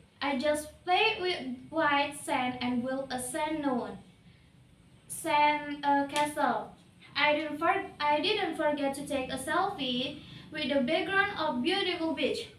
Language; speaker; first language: English; non-native, learner; Indonesian